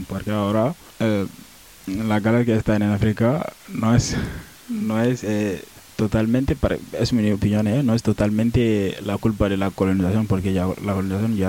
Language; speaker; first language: Spanish; non-native, learner; Wolof